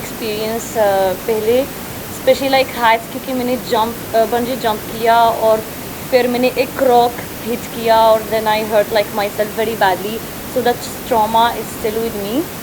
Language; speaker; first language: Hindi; non-native, learner; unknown